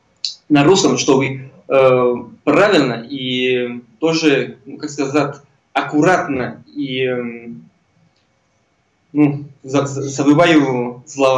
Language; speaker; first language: Russian; non-native, fluent; Spanish